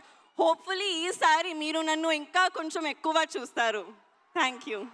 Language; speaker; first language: Telugu; non-native, learner; Hindi